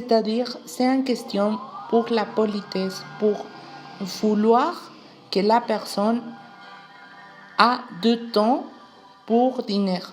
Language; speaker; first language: French; non-native, learner; Spanish